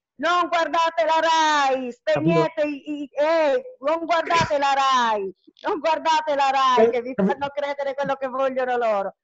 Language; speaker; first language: Italian; native; Italian